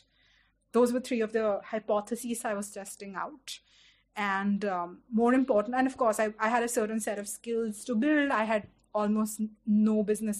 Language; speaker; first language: English; non-native, local second language; Hindi